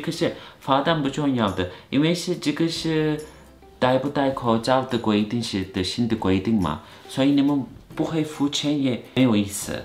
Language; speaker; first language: Chinese; non-native, fluent; Turkish